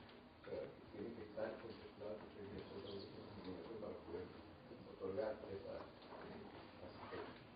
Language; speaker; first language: Spanish; native; Spanish